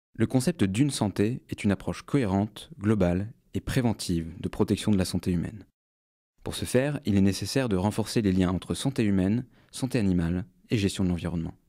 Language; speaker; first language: French; native; French